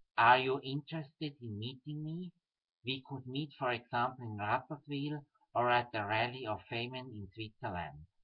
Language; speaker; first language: English; non-native, fluent; Swiss German